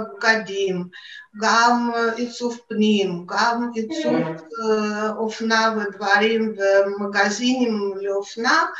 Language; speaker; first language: Hebrew; non-native, fluent; Russian